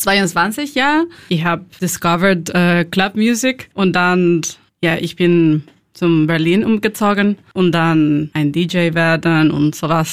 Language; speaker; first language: German; non-native, learner; Spanish